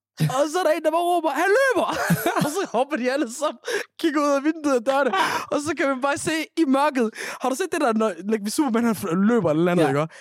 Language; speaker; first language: Danish; early bilingual, other home language; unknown